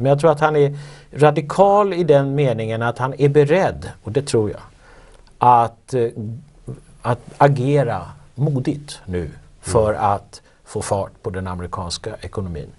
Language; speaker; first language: Swedish; native; Swedish